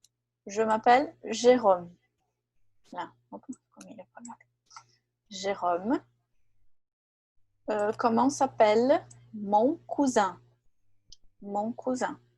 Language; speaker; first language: French; non-native, fluent; Portuguese